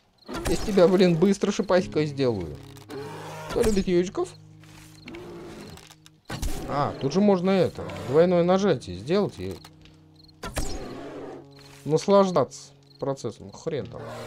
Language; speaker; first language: Russian; native; Russian